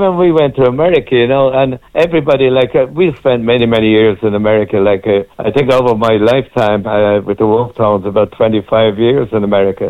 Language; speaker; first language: English; native; English